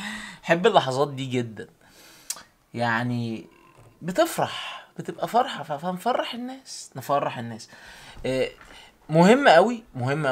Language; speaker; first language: Arabic; native; Arabic